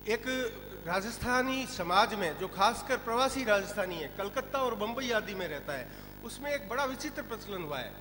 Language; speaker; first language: Hindi; non-native, local second language; Rajasthani